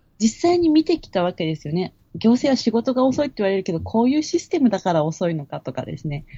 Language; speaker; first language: Japanese; native; Japanese